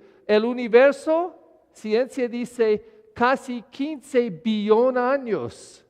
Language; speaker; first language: Spanish; non-native, learner; English